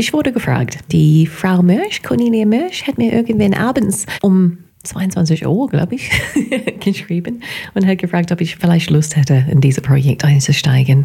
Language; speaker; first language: German; non-native, fluent; English